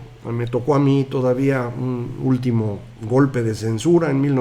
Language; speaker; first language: Spanish; native; Spanish